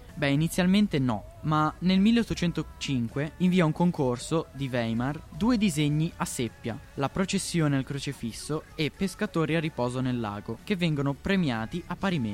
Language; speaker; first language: Italian; native; Italian